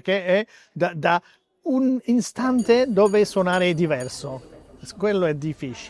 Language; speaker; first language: Italian; non-native, learner; French